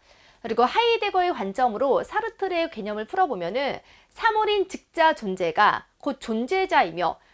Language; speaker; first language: Korean; native; Korean